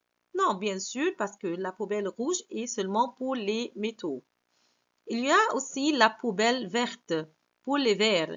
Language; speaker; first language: French; non-native, fluent; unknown